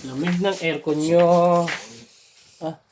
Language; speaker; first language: Filipino; native; Filipino